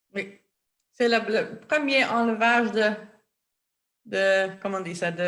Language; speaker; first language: French; non-native, local second language; Dutch